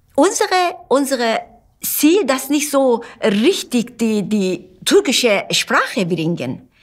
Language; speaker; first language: German; non-native, fluent; Turkish